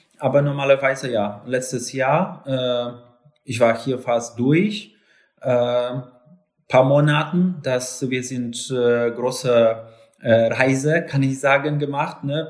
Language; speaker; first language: German; non-native, learner; Polish